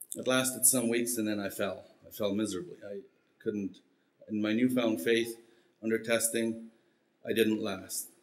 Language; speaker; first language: English; early bilingual, heritage; Spanish